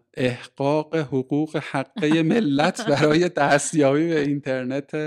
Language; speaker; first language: Persian; native; Persian